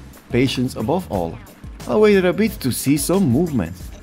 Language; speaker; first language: English; non-native, fluent; Slovak